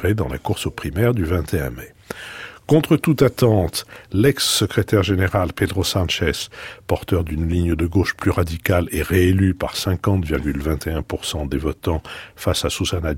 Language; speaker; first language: French; native; French